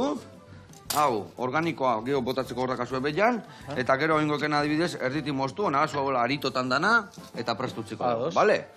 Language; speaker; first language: Basque; native; Basque